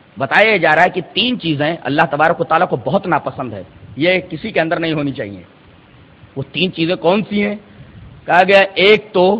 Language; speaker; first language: Urdu; native; Urdu